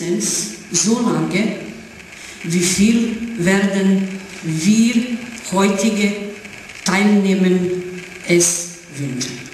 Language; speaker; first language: German; non-native, learner; Serbian